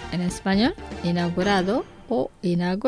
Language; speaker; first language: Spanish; non-native, fluent; Indonesian